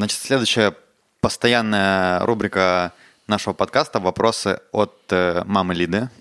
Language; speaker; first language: Russian; native; Russian